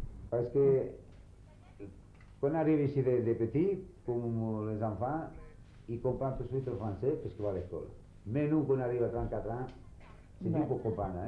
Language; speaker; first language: French; non-native, learner; Spanish